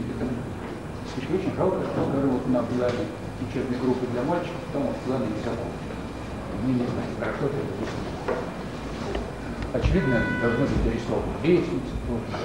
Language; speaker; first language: Russian; native; Russian